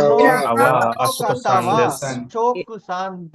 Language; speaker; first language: Japanese; non-native, learner; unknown